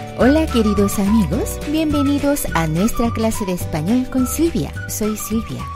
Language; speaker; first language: Spanish; non-native, fluent; Korean